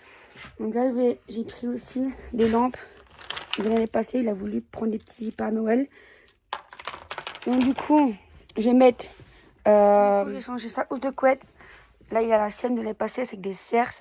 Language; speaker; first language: French; native; French